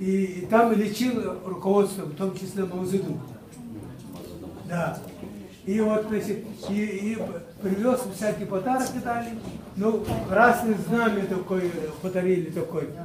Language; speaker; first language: Russian; non-native, local second language; Tuvinian